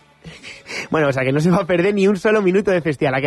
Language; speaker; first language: Spanish; native; Spanish